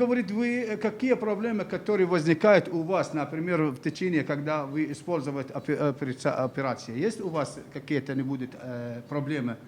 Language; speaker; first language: Russian; non-native, learner; Arabic